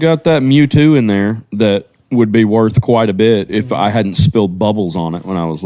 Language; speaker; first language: English; native; English